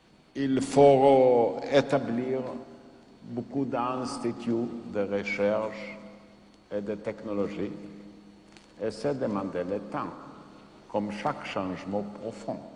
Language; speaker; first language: French; non-native, fluent; Yiddish